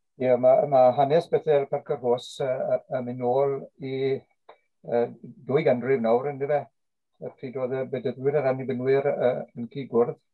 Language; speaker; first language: Welsh; native; Welsh